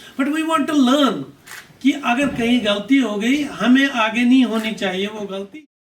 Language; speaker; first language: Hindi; non-native, local second language; Kashmiri